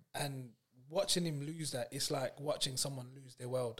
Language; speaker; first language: English; native; English